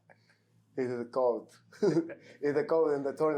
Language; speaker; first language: English; non-native, learner; Spanish